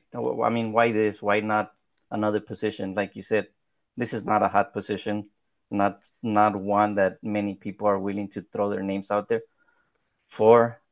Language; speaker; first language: English; early bilingual, other home language; Spanish